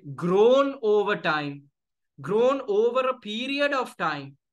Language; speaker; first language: English; non-native, local second language; Sinhala